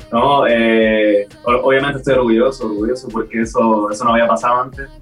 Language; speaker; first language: Spanish; native; Spanish